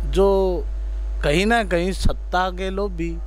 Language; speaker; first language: Hindi; native; Hindi